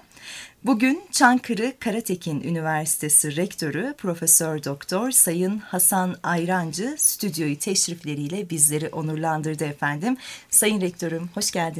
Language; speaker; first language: Turkish; native; Turkish